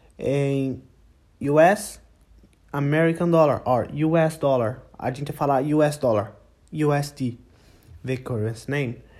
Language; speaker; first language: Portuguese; non-native, learner; English